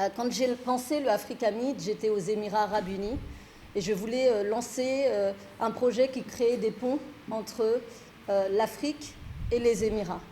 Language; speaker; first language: French; early bilingual, other home language; Fula